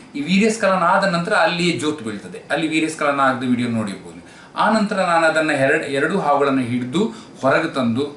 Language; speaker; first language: Kannada; native; Kannada